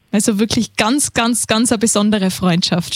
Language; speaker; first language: German; native; German